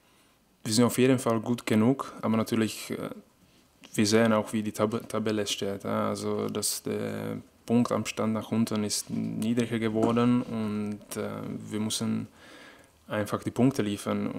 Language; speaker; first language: German; non-native, fluent; Czech